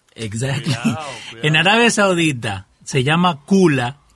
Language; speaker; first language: Spanish; native; Spanish